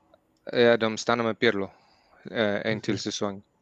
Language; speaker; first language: Swedish; early bilingual, heritage; Swedish